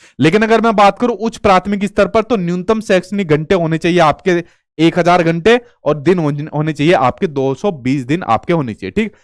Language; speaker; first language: Hindi; native; Hindi